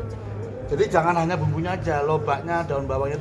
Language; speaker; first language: Indonesian; native; Indonesian